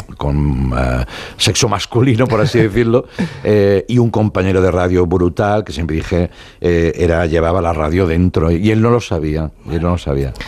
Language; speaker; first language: Spanish; non-native, local second language; Catalan